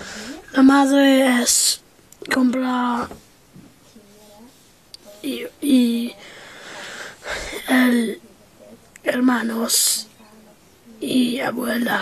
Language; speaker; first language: Spanish; non-native, learner; English